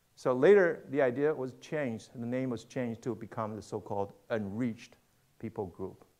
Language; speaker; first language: English; non-native, fluent; Chinese